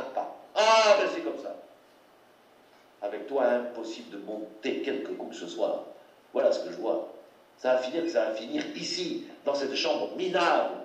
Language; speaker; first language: French; native; French